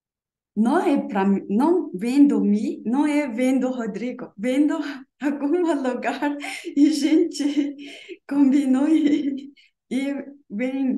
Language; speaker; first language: Portuguese; non-native, learner; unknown